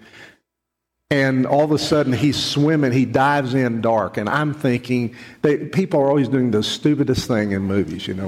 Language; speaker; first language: English; native; English